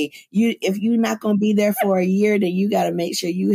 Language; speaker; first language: English; native; English